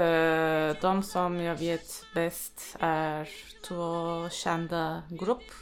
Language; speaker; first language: Swedish; non-native, fluent; Turkish